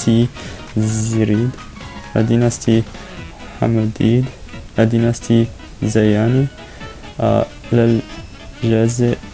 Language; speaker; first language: French; non-native, learner; English